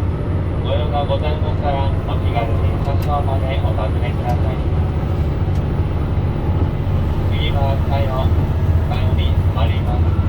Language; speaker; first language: Japanese; native; Japanese